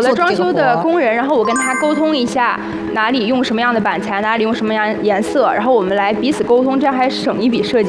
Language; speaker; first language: Chinese; native; Chinese